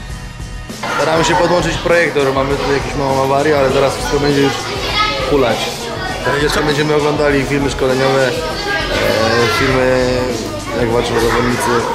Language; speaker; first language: Polish; native; Polish